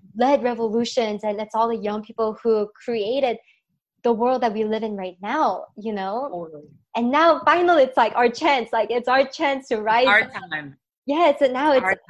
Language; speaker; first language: English; native; English